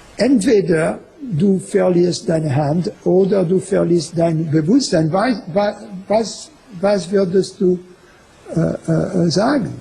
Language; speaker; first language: German; non-native, fluent; French